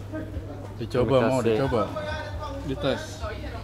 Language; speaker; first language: Indonesian; native; Indonesian